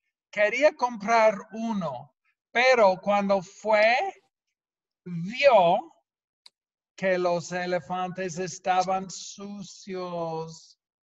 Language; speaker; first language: Spanish; non-native, fluent; English